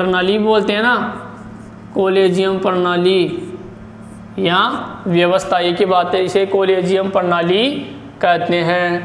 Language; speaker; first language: Hindi; native; Hindi